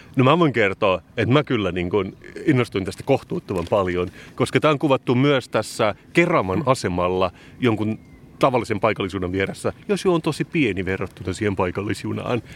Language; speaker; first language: Finnish; native; Finnish